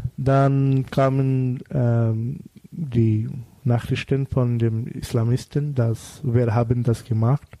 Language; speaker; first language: German; non-native, learner; Bangla